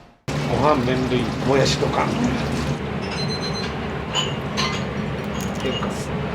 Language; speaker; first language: Japanese; native; Japanese